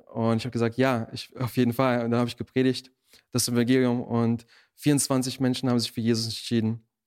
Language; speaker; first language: German; early bilingual, other home language; Russian